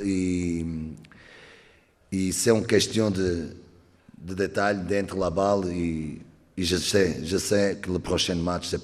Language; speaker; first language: French; non-native, learner; Portuguese